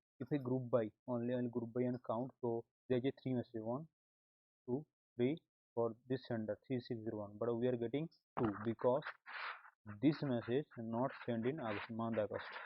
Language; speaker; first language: English; non-native, local second language; Hindi